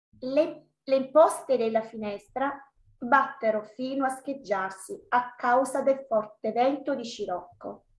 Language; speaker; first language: Italian; native; Italian